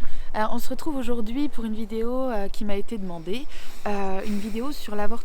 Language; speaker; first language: French; native; French